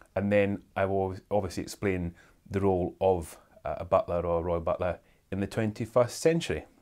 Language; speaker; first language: English; native; English